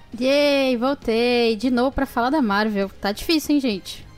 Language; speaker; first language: Portuguese; native; Portuguese